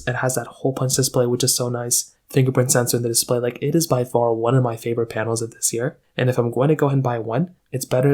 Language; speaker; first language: English; native; English